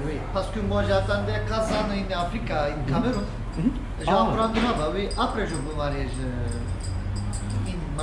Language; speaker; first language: French; non-native, learner; Turkish